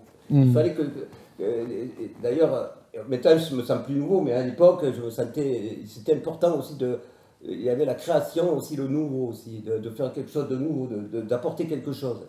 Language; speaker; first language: French; native; French